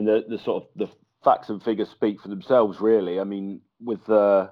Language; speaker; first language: English; native; English